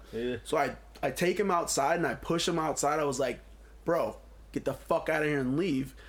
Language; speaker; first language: English; native; English